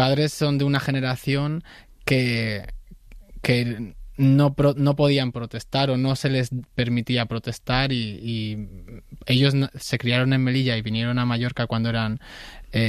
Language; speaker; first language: Spanish; native; Spanish